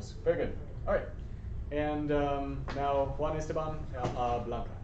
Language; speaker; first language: Spanish; non-native, fluent; English